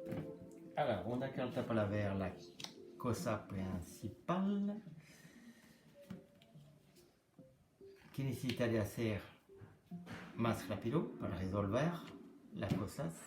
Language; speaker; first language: Spanish; non-native, learner; French